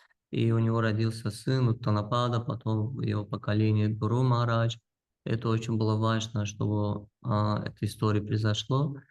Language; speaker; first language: Russian; non-native, fluent; Georgian